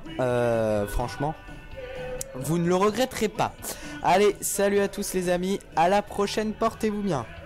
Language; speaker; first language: French; native; French